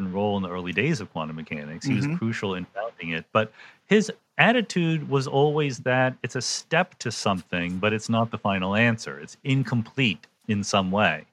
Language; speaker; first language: English; native; English